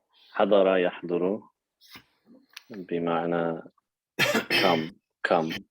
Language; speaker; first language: Arabic; non-native, fluent; English